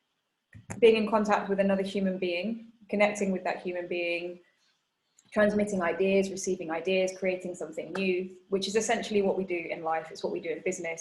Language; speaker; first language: English; non-native, fluent; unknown